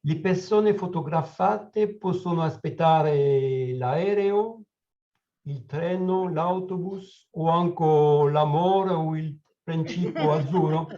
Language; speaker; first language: Italian; non-native, learner; French